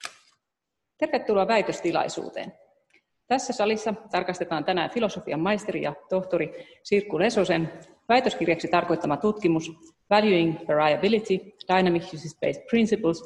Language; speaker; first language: Finnish; native; Finnish